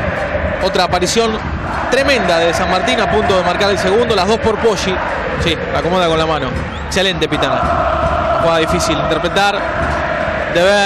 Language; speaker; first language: Spanish; native; Spanish